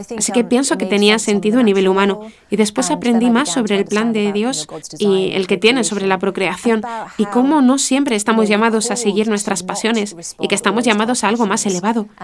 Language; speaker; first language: Spanish; non-native, fluent; English